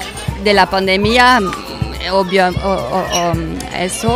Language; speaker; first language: Spanish; non-native, learner; French